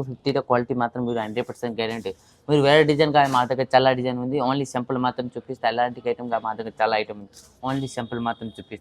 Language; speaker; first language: Telugu; non-native, local second language; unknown